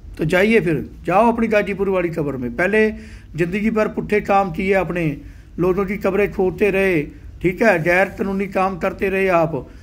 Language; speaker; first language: Hindi; non-native, local second language; Punjabi